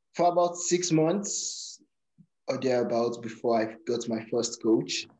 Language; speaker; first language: English; non-native, local second language; Yoruba